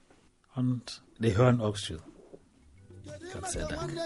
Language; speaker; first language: German; non-native, learner; Igbo